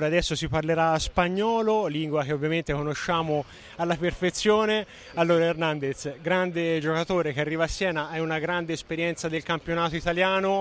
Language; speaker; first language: Italian; native; Italian